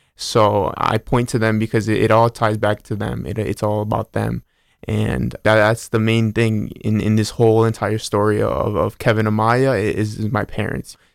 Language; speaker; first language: English; early bilingual, other home language; Spanish